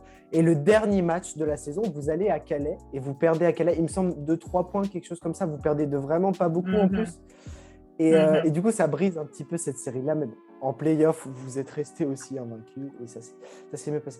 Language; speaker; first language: French; native; French